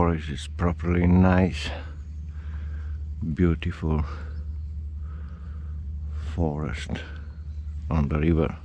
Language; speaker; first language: English; non-native, learner; Romanian